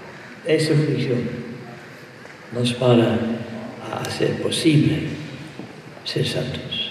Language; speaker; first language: Spanish; non-native, fluent; English